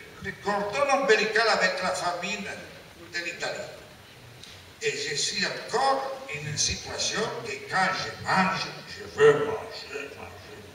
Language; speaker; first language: French; non-native, learner; Italian